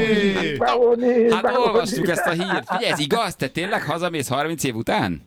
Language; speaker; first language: Hungarian; native; Hungarian